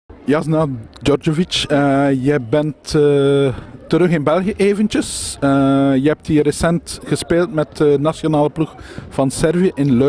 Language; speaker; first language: Dutch; native; Dutch